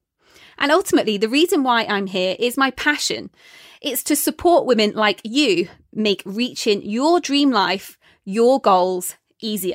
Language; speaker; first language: English; native; English